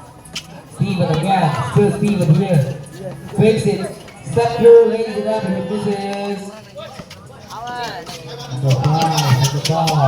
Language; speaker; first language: English; non-native, local second language; Indonesian